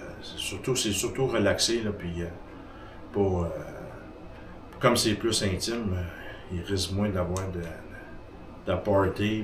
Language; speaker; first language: French; native; French